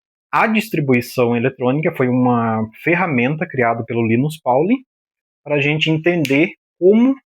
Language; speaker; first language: Portuguese; native; Portuguese